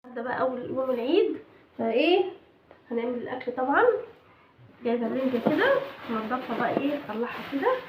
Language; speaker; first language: Arabic; native; Arabic